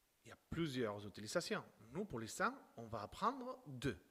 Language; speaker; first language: French; non-native, fluent; Spanish